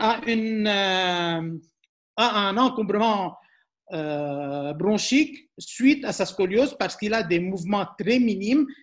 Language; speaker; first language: French; non-native, local second language; Arabic